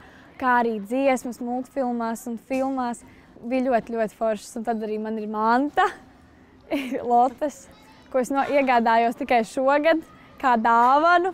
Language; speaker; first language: Latvian; native; Latvian